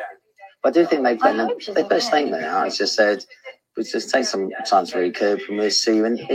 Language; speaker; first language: English; native; English